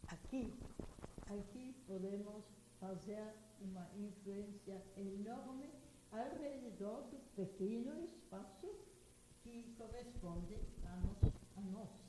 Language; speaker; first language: Portuguese; non-native, fluent; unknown